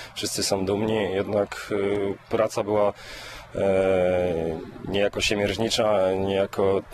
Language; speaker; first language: Polish; native; Polish